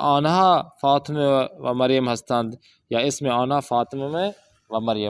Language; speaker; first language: Persian; non-native, fluent; Urdu